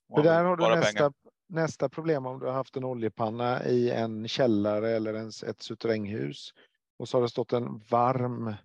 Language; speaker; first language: Swedish; native; Swedish